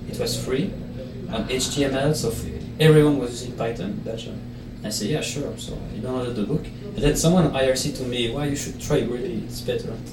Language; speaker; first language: English; non-native, fluent; Italian